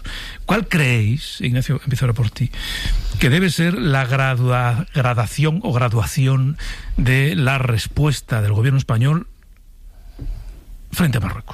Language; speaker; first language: Spanish; native; Spanish